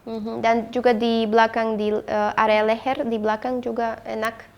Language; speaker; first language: Indonesian; non-native, fluent; Russian